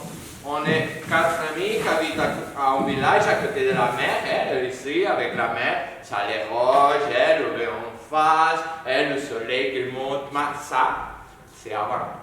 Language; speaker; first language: French; non-native, learner; Spanish